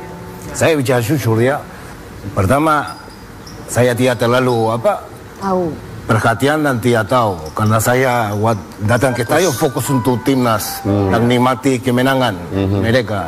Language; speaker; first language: Indonesian; non-native, fluent; Spanish